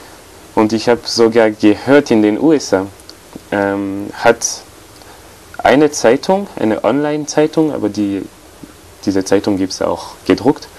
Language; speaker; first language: German; non-native, fluent; French